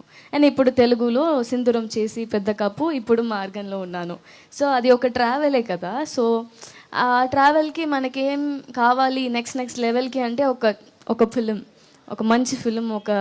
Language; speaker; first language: Telugu; non-native, learner; Tamil